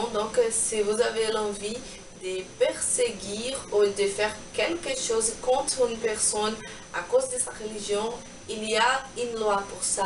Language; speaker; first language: French; non-native, learner; Portuguese